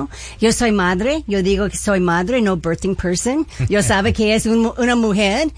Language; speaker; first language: Spanish; early bilingual, heritage; Spanish